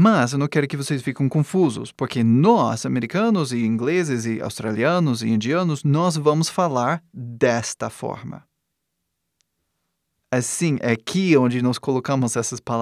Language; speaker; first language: Portuguese; non-native, fluent; English